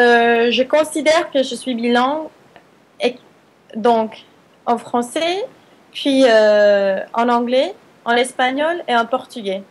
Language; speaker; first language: French; non-native, fluent; Spanish